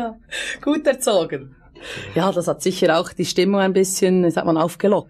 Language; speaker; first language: German; native; German